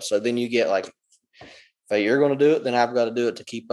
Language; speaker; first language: English; native; English